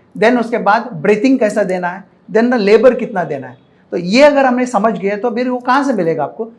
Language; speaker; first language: Hindi; non-native, local second language; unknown